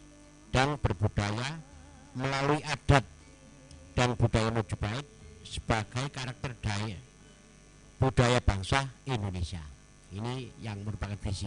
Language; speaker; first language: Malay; non-native, local second language; Javanese